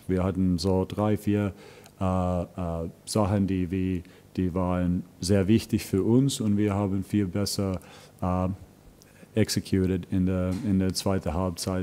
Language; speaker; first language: German; non-native, fluent; Finnish